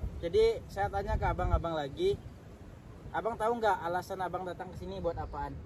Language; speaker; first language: Indonesian; native; Indonesian